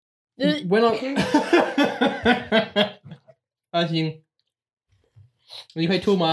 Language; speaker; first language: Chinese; non-native, learner; English